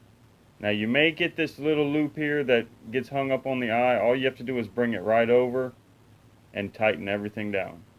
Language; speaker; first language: English; native; English